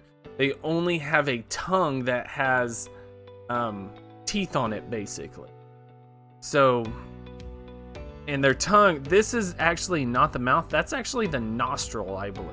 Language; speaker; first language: English; native; English